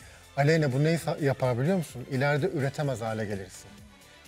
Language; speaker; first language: Turkish; native; Turkish